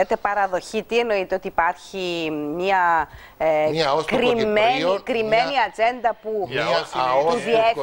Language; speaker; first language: Greek; native; Greek